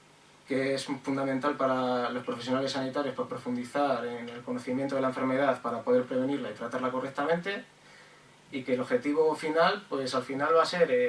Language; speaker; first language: Spanish; native; Spanish